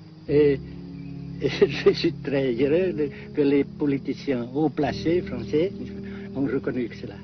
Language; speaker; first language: French; non-native, local second language; Vietnamese